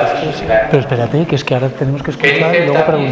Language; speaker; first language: Spanish; native; Spanish